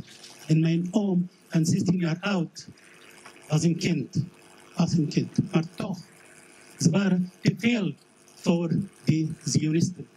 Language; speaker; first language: Dutch; non-native, learner; Arabic